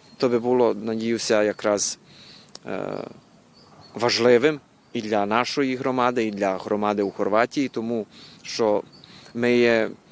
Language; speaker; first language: Ukrainian; early bilingual, heritage; Ukrainian